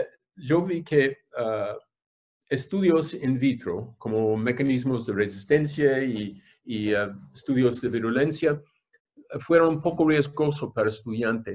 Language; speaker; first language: Spanish; non-native, fluent; English